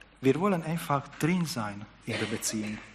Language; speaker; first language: German; non-native, fluent; Hungarian